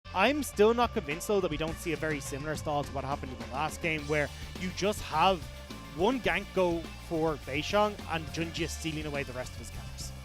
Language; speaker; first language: English; native; English